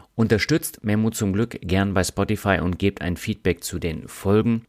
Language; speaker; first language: German; native; German